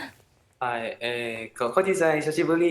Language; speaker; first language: Japanese; non-native, learner; Malay